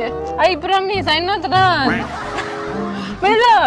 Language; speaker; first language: English; non-native, learner; Russian